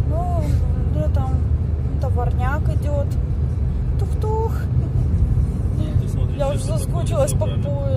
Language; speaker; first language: Russian; native; Russian